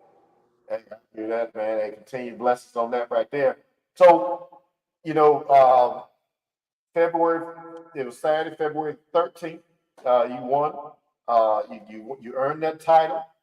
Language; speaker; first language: English; native; English